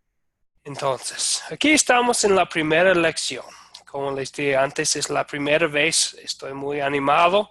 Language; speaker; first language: Spanish; non-native, fluent; English